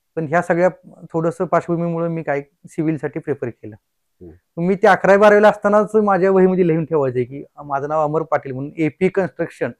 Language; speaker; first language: Marathi; native; Marathi